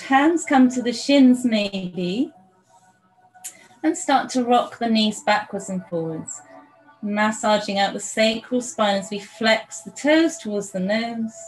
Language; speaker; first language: English; native; English